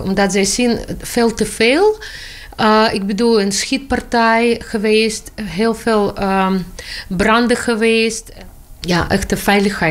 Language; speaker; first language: Dutch; non-native, learner; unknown